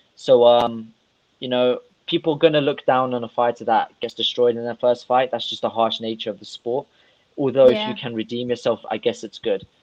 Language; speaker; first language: English; non-native, fluent; Russian